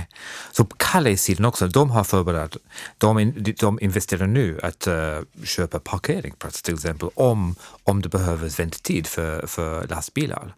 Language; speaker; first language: Swedish; non-native, fluent; English